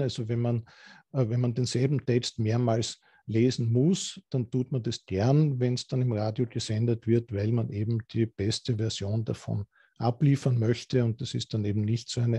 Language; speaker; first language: German; native; German